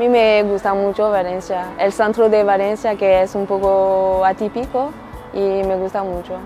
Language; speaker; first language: Spanish; non-native, learner; French